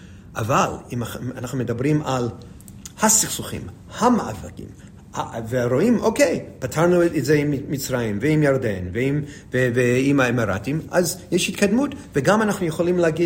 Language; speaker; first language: Hebrew; non-native, fluent; English